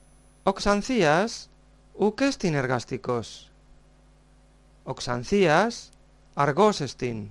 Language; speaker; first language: Greek; non-native, fluent; Spanish